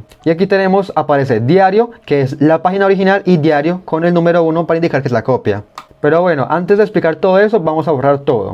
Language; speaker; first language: Spanish; native; Spanish